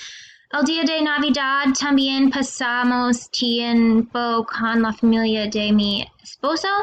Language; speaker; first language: Spanish; non-native, learner; English